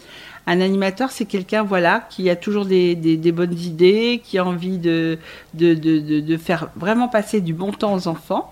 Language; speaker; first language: French; native; French